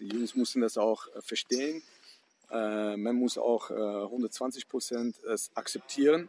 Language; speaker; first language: German; non-native, fluent; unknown